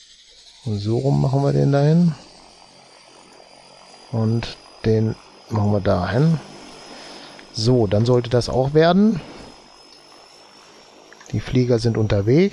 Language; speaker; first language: German; native; German